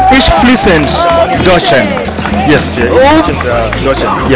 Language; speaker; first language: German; non-native, learner; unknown